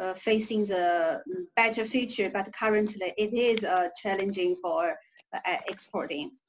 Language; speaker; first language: English; non-native, learner; Chinese